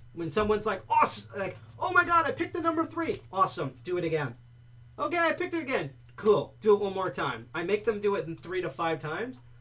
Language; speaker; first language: English; native; English